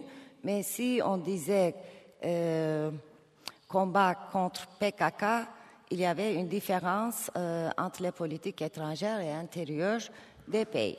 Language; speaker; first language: French; non-native, fluent; Turkish